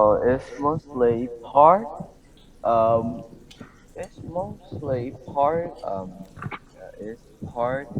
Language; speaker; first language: English; non-native, learner; Vietnamese